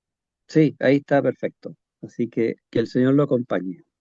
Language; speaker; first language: Spanish; native; Spanish